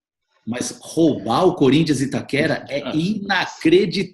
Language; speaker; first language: Portuguese; native; Portuguese